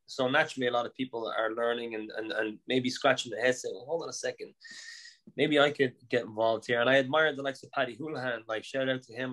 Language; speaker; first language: English; native; English